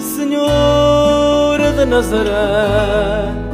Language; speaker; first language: Portuguese; native; Portuguese